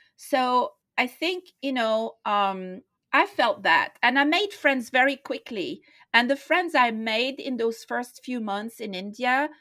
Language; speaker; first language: English; non-native, fluent; French